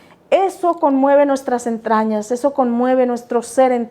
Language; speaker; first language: Spanish; native; Spanish